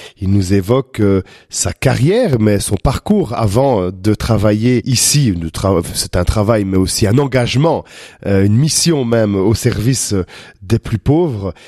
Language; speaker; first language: French; native; French